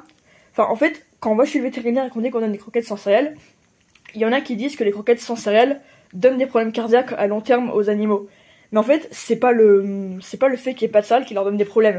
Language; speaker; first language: French; native; French